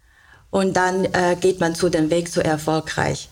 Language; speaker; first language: German; non-native, learner; Chinese